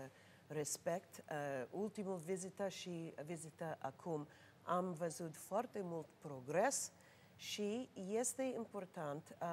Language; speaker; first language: Romanian; non-native, learner; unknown